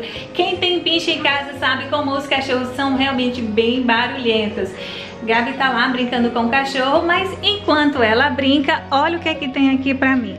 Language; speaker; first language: Portuguese; native; Portuguese